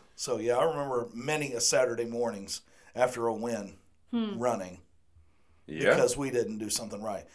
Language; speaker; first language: English; native; English